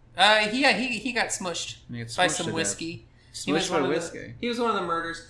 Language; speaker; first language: English; native; English